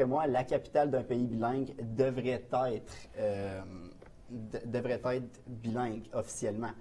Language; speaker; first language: French; native; French